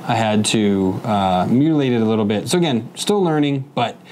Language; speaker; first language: English; native; English